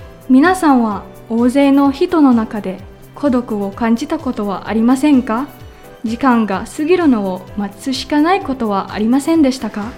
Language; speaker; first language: Japanese; non-native, fluent; Filipino